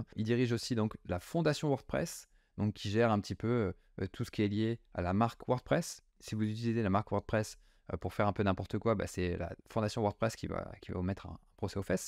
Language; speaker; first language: French; native; French